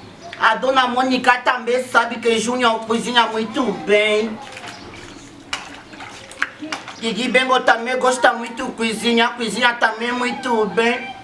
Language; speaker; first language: Portuguese; non-native, learner; Lingala